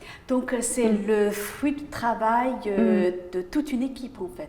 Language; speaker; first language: French; native; French